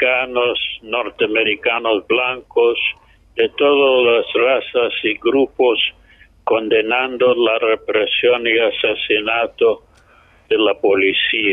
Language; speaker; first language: Spanish; non-native, fluent; English